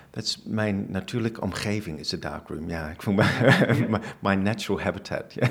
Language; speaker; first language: Dutch; non-native, fluent; English